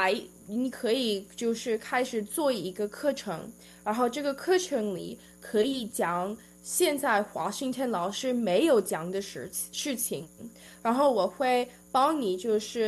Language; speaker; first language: Chinese; early bilingual, heritage; Chinese